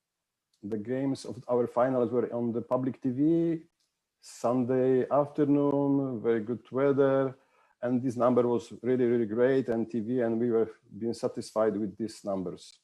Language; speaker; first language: English; non-native, fluent; Polish